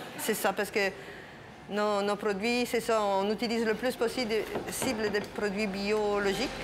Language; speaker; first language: French; non-native, fluent; Italian